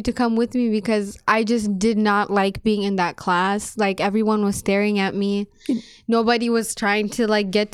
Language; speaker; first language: English; non-native, fluent; Amharic